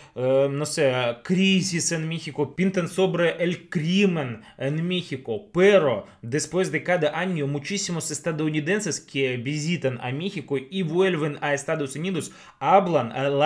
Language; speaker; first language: Spanish; non-native, fluent; Russian